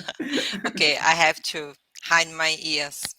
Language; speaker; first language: English; non-native, learner; Portuguese